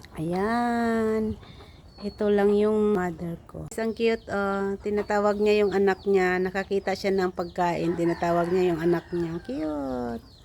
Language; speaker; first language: Filipino; non-native, local second language; Cebuano